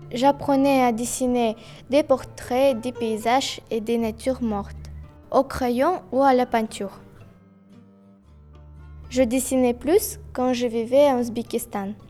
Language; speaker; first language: French; non-native, learner; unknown